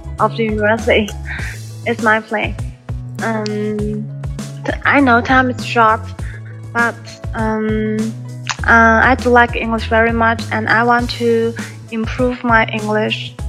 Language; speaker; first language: English; non-native, learner; Chinese